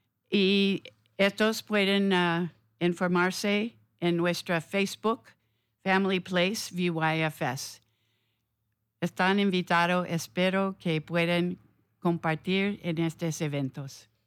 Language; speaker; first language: Spanish; non-native, fluent; English